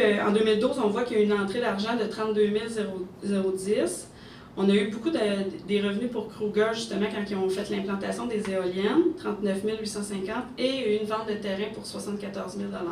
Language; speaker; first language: French; native; French